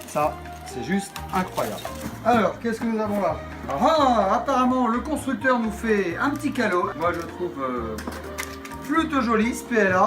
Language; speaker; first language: French; native; French